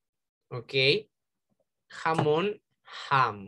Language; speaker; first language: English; non-native, learner; Spanish